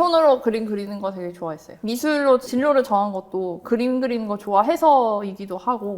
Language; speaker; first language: Korean; native; Korean